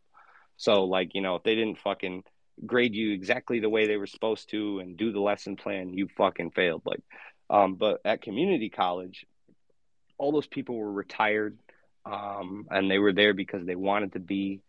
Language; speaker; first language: English; native; English